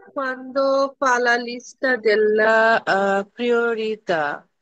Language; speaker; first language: Italian; non-native, learner; Bangla